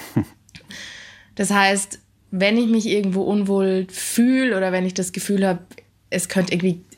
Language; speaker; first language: German; native; German